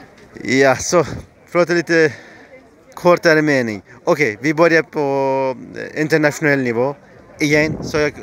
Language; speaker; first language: Swedish; non-native, learner; Persian